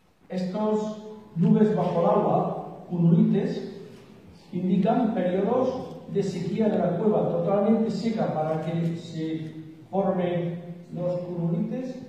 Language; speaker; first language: Spanish; native; Spanish